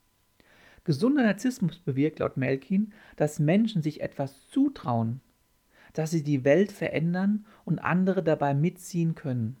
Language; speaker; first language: German; native; German